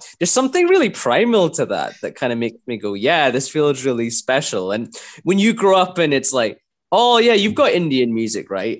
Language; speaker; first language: English; native; English